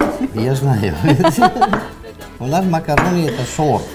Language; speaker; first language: Russian; non-native, learner; Italian